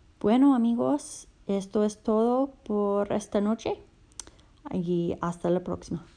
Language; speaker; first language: Spanish; non-native, learner; English